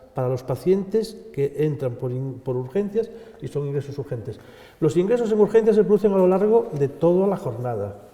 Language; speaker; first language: Spanish; native; Spanish